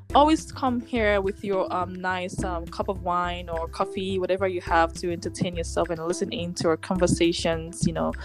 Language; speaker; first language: English; non-native, local second language; Yoruba